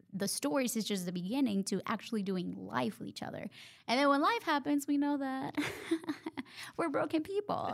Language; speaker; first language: English; non-native, fluent; Spanish